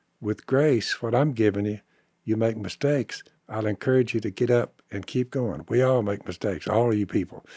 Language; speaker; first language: English; native; English